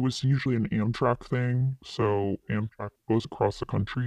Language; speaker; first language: English; native; English